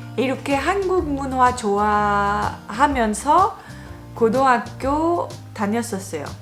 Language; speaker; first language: Korean; non-native, fluent; French